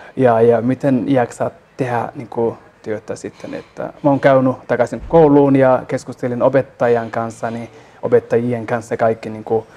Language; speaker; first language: Finnish; non-native, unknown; Somali